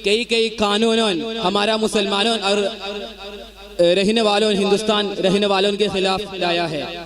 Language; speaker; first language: Hindi; non-native, local second language; Malayalam